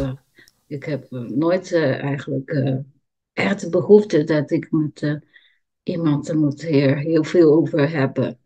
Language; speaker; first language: Dutch; non-native, learner; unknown